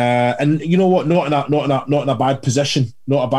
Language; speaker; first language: English; native; English